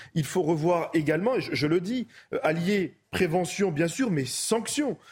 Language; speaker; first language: French; native; French